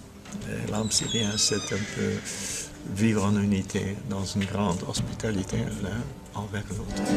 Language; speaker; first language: French; non-native, fluent; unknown